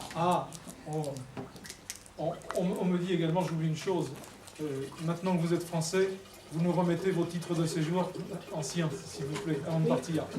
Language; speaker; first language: French; native; French